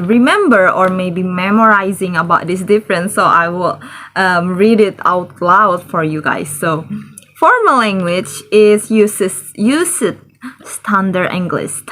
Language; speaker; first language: English; non-native, learner; Indonesian